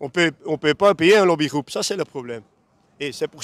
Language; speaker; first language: French; non-native, local second language; Dutch